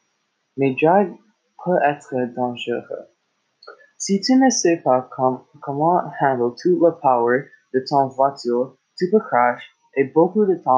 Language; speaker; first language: French; non-native, learner; English